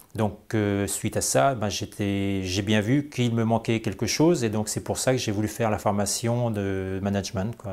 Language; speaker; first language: French; native; French